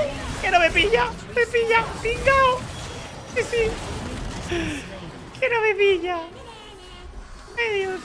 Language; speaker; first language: Spanish; native; Spanish